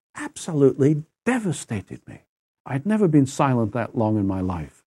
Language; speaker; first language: English; native; English